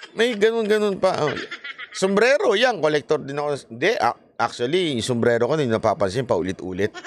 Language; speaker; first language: Filipino; native; Filipino